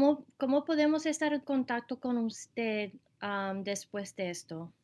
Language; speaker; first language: Spanish; early bilingual, heritage; Spanish